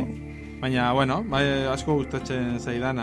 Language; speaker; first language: Basque; non-native, learner; Spanish